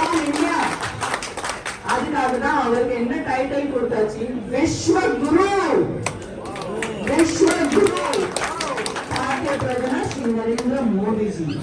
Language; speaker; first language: Tamil; non-native, fluent; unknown